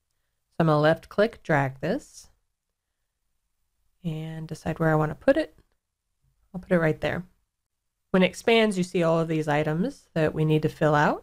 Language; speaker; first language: English; native; English